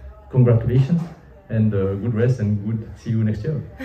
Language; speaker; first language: English; non-native, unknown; French